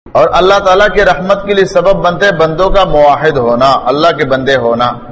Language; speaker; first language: Urdu; non-native, local second language; Pashto